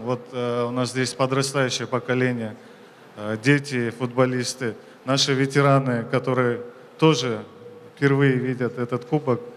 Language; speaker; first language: Russian; non-native, local second language; Kyrgyz